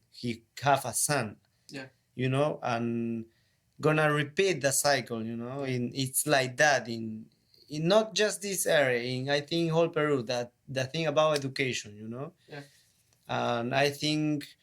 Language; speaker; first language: English; non-native, learner; Spanish